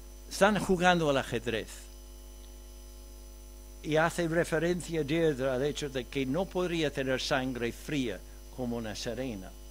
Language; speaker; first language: Spanish; non-native, fluent; English